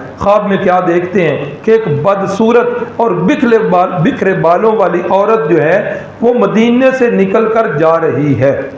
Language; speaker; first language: Urdu; non-native, local second language; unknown